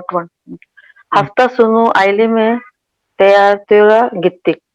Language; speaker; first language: Turkish; non-native, learner; Urdu